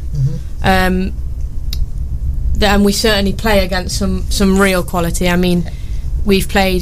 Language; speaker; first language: English; native; English